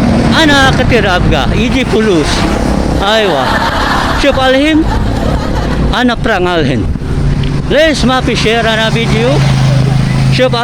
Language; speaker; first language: Arabic; non-native, learner; Cebuano